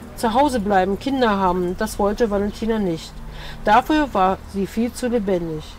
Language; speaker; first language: German; native; German